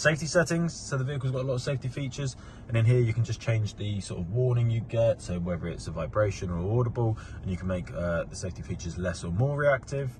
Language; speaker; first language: English; native; English